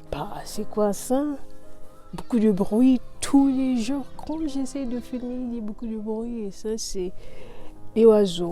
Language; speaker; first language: French; non-native, learner; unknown